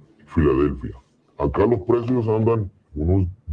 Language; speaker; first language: Spanish; native; Spanish